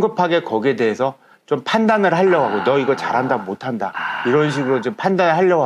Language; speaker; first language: Korean; native; Korean